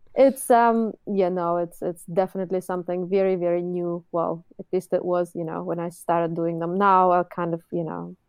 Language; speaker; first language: English; non-native, fluent; Russian